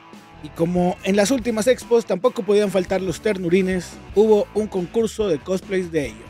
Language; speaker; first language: Spanish; native; Spanish